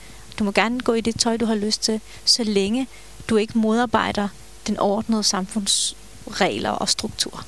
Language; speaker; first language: Danish; early bilingual, other home language; Turkish